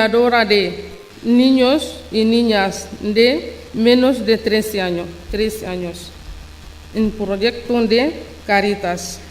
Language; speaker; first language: Spanish; non-native, learner; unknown